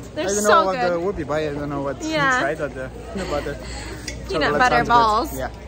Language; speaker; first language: English; non-native, fluent; Spanish